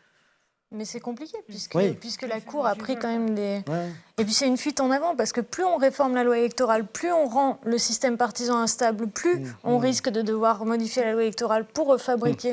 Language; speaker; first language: French; native; French